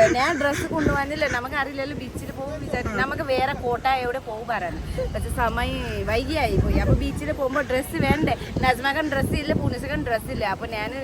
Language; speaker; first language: Malayalam; non-native, learner; Nepali